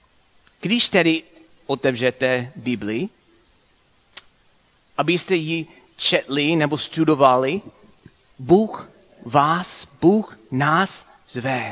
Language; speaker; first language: Czech; non-native, fluent; English